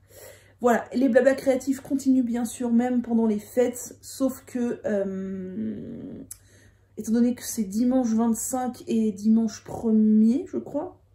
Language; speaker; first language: French; native; French